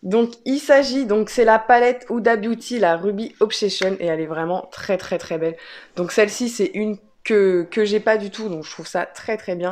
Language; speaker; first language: French; native; French